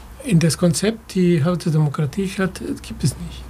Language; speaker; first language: German; non-native, fluent; Spanish